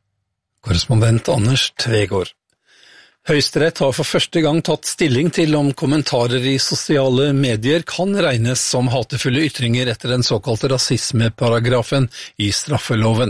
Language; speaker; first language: Norwegian; native; Norwegian